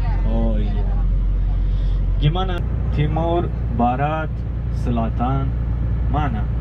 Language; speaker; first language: Indonesian; non-native, fluent; Turkish